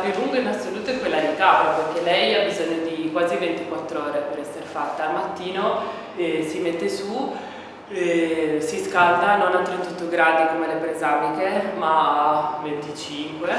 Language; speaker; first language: Italian; native; Italian